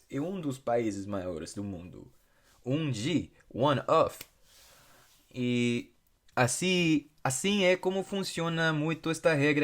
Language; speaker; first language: Portuguese; non-native, fluent; English